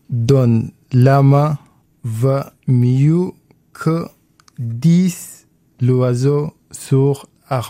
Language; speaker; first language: French; non-native, learner; Arabic